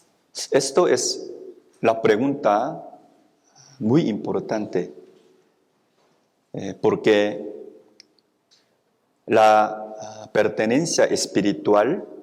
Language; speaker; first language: Spanish; non-native, fluent; Korean